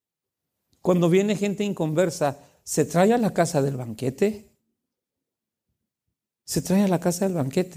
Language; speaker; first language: Spanish; native; Spanish